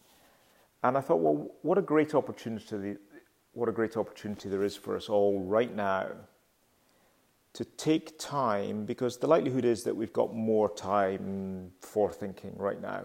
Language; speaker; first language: English; native; English